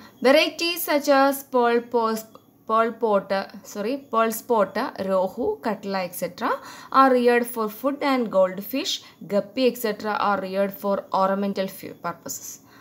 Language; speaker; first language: English; non-native, local second language; Malayalam